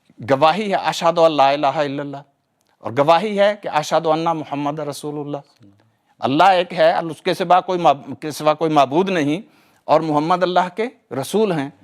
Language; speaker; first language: Urdu; non-native, local second language; Punjabi